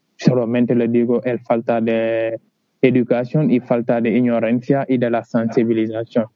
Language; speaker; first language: Spanish; non-native, learner; Wolof